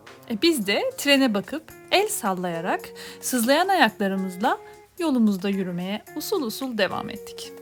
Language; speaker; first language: Turkish; native; Turkish